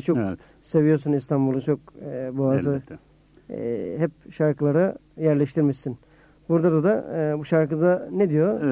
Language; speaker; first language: Turkish; native; Turkish